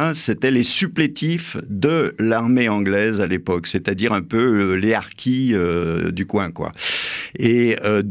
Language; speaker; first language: French; native; French